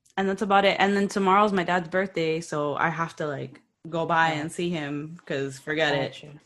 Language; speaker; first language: English; early bilingual, other home language; Spanish